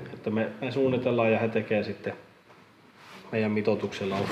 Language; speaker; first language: Finnish; native; Finnish